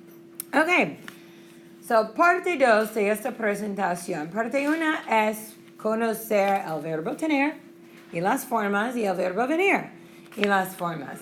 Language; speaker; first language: Spanish; non-native, fluent; English